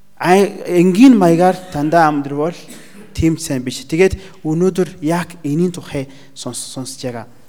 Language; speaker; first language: Mongolian; non-native, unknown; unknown